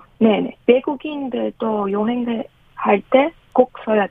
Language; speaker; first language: Korean; non-native, fluent; Persian